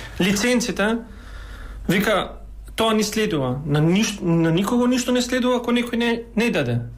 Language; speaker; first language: Macedonian; non-native, local second language; Albanian